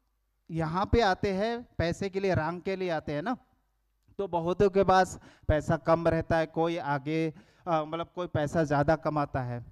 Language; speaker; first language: Hindi; non-native, local second language; Kok Borok